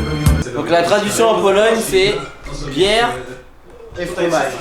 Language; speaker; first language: French; native; French